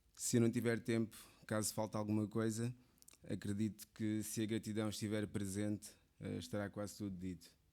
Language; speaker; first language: Portuguese; early bilingual, other home language; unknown